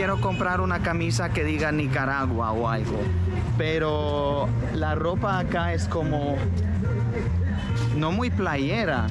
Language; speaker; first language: Spanish; non-native, fluent; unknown